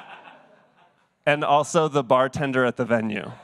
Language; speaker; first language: English; native; English